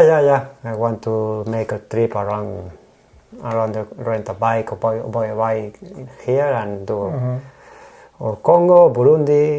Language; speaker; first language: English; non-native, learner; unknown